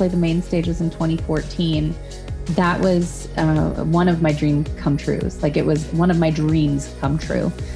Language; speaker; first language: English; native; English